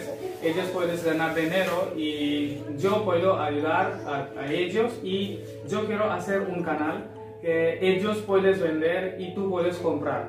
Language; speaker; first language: Spanish; non-native, learner; Hindi